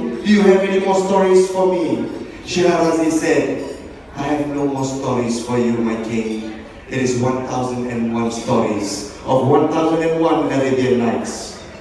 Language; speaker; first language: English; non-native, local second language; Malay